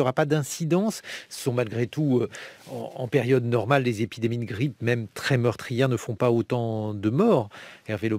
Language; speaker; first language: French; native; French